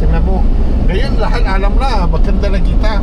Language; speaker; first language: Filipino; non-native, learner; Chinese